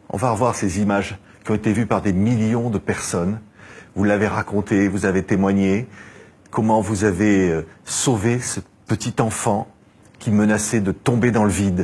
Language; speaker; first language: French; native; French